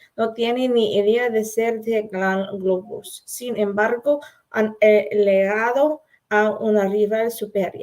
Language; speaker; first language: Spanish; non-native, learner; English